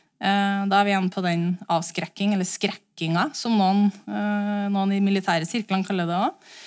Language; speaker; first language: Norwegian; native; Norwegian